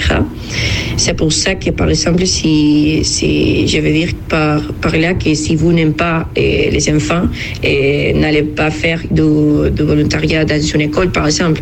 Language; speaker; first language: French; non-native, fluent; Spanish